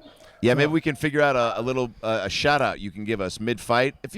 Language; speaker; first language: English; native; English